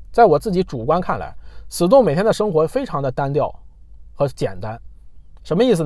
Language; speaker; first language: Chinese; native; Chinese